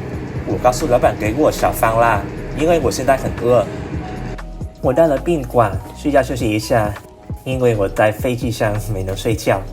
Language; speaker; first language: Chinese; non-native, learner; Vietnamese